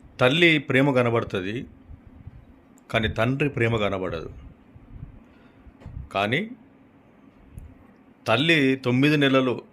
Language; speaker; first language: Telugu; native; Telugu